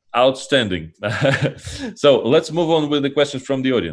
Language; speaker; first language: English; non-native, fluent; Russian